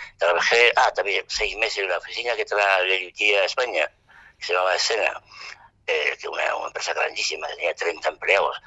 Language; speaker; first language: Spanish; non-native, fluent; French